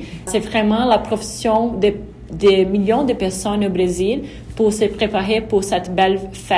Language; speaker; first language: French; non-native, fluent; Portuguese